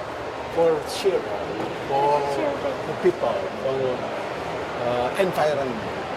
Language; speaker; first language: English; non-native, learner; Indonesian